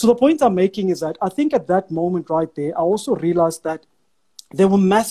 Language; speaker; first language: English; non-native, local second language; Afrikaans